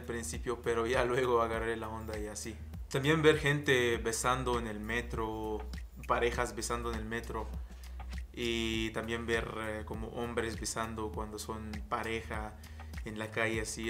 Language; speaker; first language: Spanish; non-native, fluent; Arabic